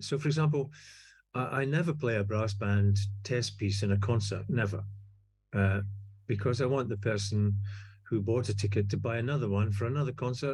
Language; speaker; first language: English; native; English